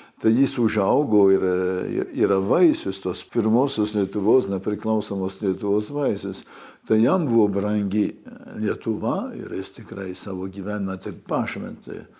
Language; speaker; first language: Lithuanian; early bilingual, heritage; Lithuanian